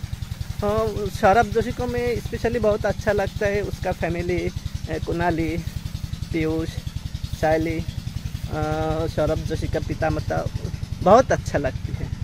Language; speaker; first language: Hindi; non-native, fluent; Bangla